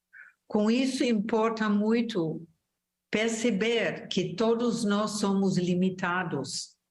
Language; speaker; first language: Portuguese; non-native, fluent; German